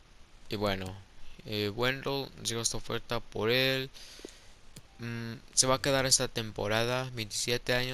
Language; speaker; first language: Spanish; early bilingual, heritage; Spanish